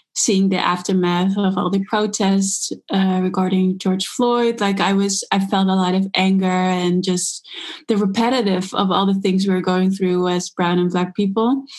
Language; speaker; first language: English; early bilingual, other home language; Dutch